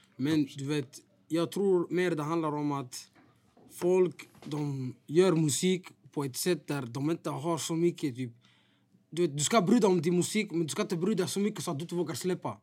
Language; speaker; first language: Swedish; native; Swedish